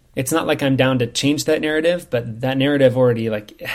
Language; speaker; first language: English; native; English